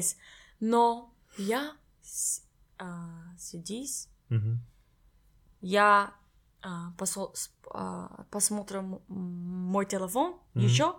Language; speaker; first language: Russian; non-native, learner; English